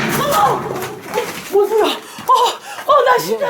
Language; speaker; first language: Korean; native; Korean